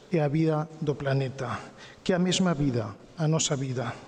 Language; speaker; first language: Portuguese; non-native, fluent; Galician